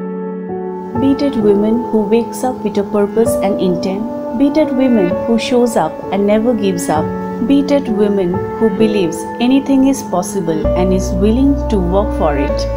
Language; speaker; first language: English; non-native, local second language; Assamese